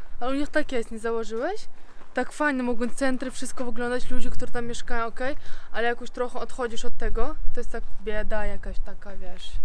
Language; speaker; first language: Polish; non-native, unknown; Uzbek